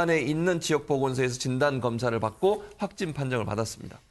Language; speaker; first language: Korean; native; Korean